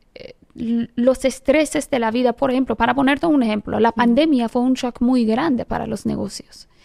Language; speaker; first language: Spanish; non-native, fluent; Persian